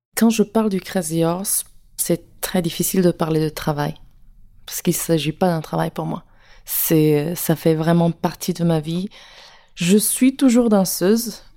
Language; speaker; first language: French; non-native, fluent; Italian